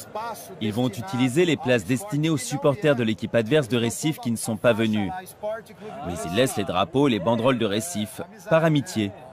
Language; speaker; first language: French; native; French